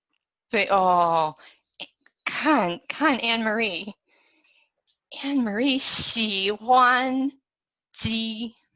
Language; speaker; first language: Chinese; non-native, fluent; English